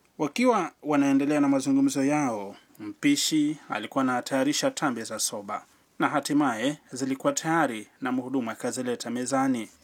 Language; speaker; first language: Swahili; native; Swahili